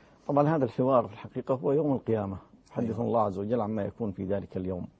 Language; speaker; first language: Arabic; native; Arabic